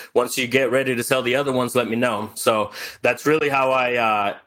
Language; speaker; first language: English; early bilingual, other home language; Spanish